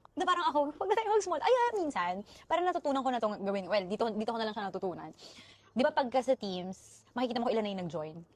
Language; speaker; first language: Filipino; native; Filipino